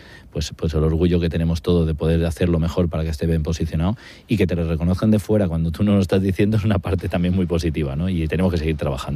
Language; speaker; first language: Spanish; native; Spanish